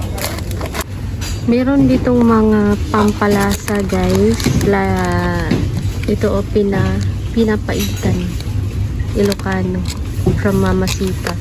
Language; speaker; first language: Filipino; native; Filipino